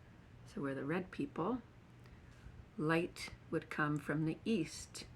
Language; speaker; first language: English; native; English